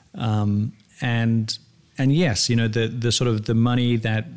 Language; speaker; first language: English; native; English